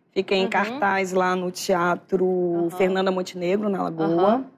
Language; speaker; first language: Portuguese; native; Portuguese